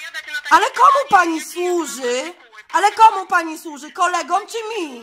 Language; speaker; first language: Polish; native; Polish